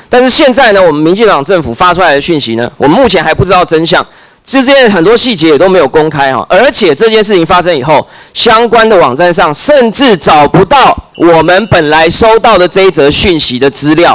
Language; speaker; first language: Chinese; native; Chinese